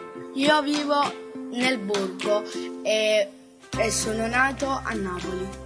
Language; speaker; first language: Italian; early bilingual, other home language; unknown